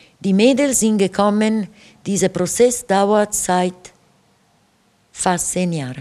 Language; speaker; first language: German; non-native, fluent; Italian